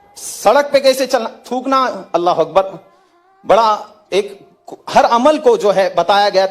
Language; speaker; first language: Hindi; native; Hindi